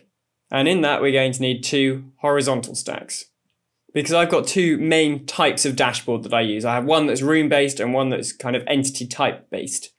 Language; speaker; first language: English; native; English